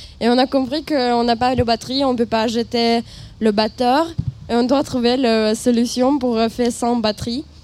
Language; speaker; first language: French; non-native, learner; Ukrainian